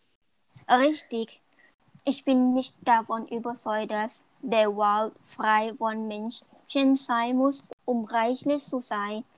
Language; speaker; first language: German; non-native, learner; Thai